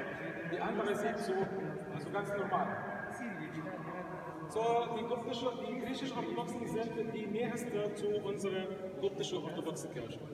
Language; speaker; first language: German; non-native, learner; Arabic